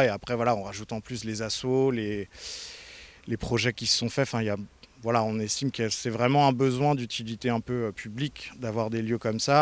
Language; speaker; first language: French; native; French